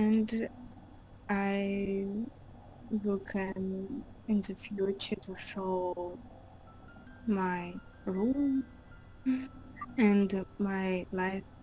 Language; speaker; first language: English; non-native, learner; Russian